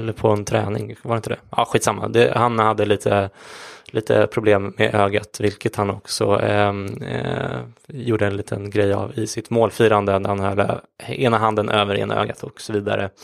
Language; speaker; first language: Swedish; native; Swedish